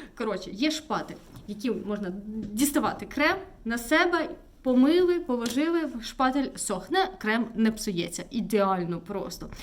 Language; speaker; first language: Ukrainian; non-native, local second language; Russian